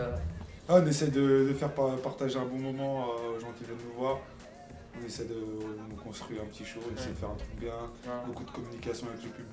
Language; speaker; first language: French; native; French